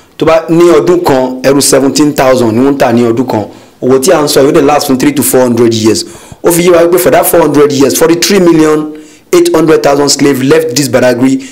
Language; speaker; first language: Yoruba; non-native, local second language; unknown